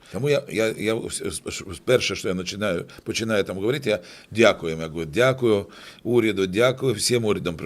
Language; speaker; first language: Ukrainian; non-native, local second language; Russian